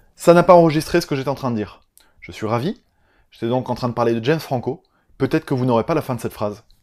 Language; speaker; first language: French; native; French